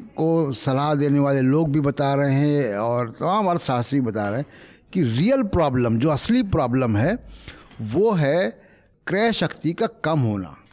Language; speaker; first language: Hindi; native; Hindi